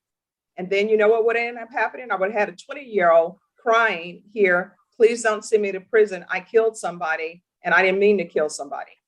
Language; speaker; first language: English; native; English